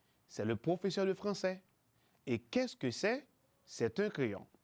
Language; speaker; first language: French; non-native, fluent; Spanish